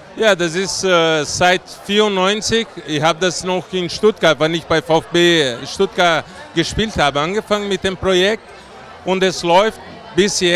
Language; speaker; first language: German; non-native, fluent; Portuguese